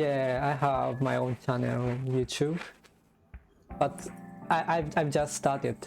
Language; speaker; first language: English; non-native, learner; Japanese